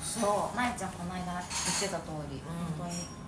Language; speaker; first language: Japanese; native; Japanese